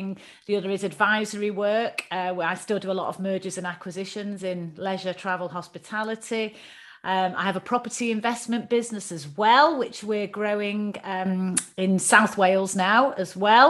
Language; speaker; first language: English; native; English